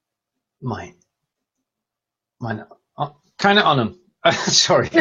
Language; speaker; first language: German; non-native, learner; English